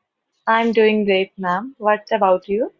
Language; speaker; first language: English; non-native, learner; Hindi